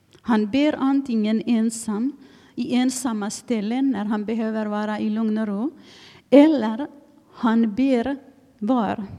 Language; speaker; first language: Swedish; non-native, fluent; Finnish